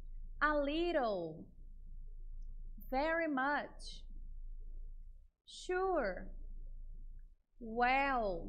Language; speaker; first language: English; non-native, fluent; Portuguese